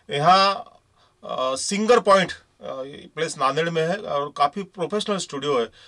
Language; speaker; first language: Hindi; non-native, local second language; Marathi